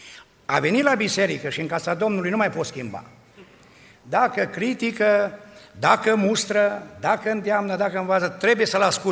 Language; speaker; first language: Romanian; native; Romanian